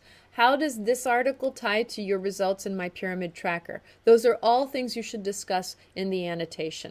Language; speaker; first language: English; native; English